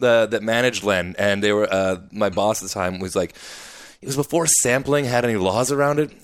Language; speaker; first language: English; native; English